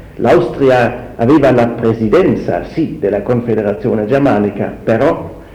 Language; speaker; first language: Italian; non-native, fluent; German